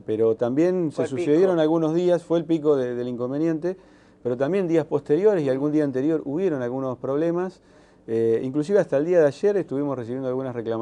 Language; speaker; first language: Spanish; native; Spanish